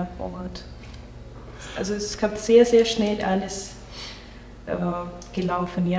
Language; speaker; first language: German; non-native, local second language; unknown